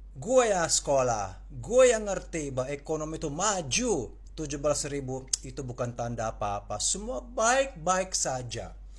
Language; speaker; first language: Indonesian; native; Indonesian